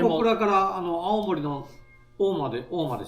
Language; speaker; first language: Japanese; native; Japanese